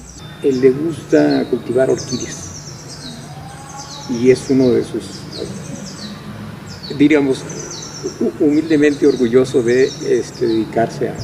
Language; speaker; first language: Spanish; native; Spanish